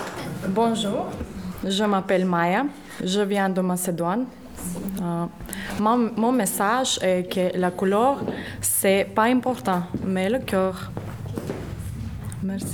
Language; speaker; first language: French; non-native, learner; Macedonian